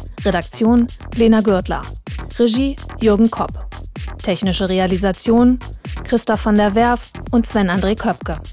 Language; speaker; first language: German; native; German